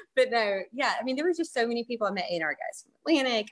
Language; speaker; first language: English; native; English